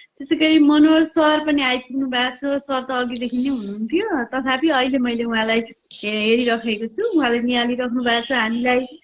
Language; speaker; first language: Nepali; native; Nepali